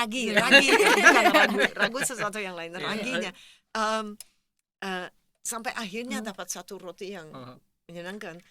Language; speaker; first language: Indonesian; non-native, fluent; Dutch